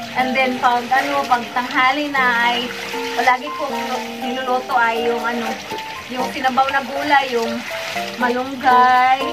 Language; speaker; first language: Filipino; non-native, local second language; Cebuano